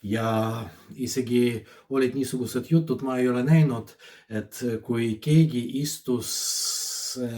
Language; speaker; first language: Estonian; non-native, fluent; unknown